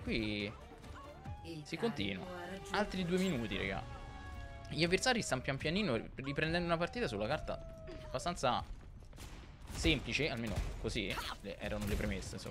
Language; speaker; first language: Italian; native; Italian